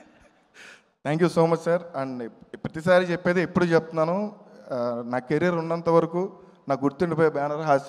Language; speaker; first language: Telugu; native; Telugu